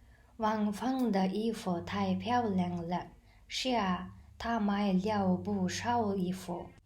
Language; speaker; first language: Chinese; non-native, fluent; Mongolian